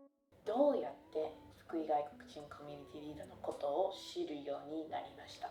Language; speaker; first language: Japanese; non-native, fluent; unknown